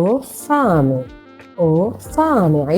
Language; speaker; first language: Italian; non-native, learner; Arabic